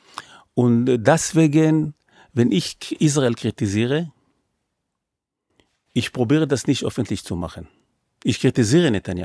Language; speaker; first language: German; non-native, fluent; Hebrew